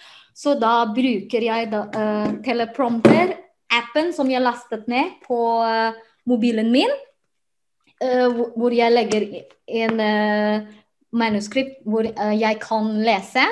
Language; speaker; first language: Norwegian; non-native, fluent; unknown